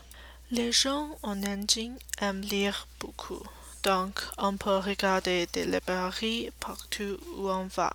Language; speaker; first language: French; non-native, learner; Chinese